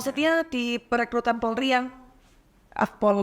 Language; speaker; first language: Indonesian; native; Indonesian